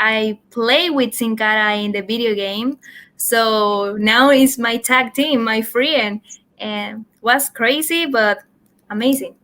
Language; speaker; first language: English; non-native, learner; Spanish